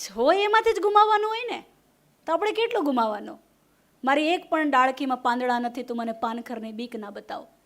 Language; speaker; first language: Gujarati; non-native, local second language; Hindi